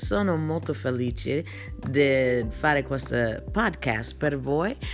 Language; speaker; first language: Italian; non-native, learner; English